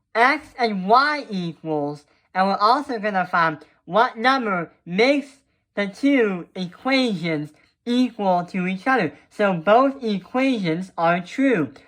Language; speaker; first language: English; native; English